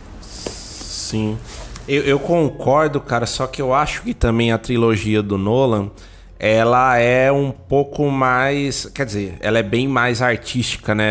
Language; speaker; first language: Portuguese; native; Portuguese